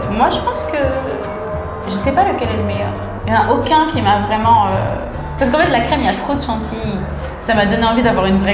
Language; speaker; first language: French; native; French